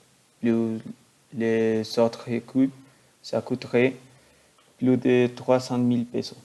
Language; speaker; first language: French; non-native, learner; Spanish